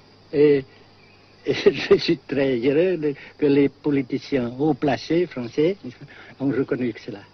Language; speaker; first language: French; non-native, local second language; Vietnamese